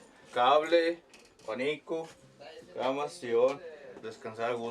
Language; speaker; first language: Spanish; non-native, learner; English